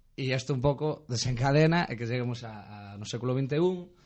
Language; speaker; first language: Spanish; native; Spanish